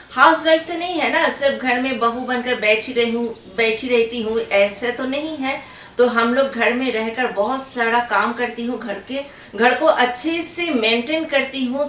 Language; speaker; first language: Hindi; non-native, local second language; Bangla